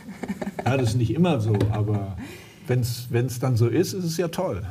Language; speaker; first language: German; native; German